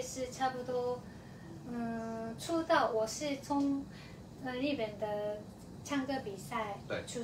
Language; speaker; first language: Chinese; non-native, fluent; Japanese